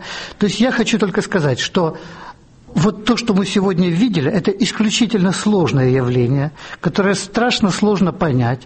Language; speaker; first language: Russian; native; Russian